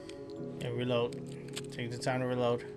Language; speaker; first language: English; native; English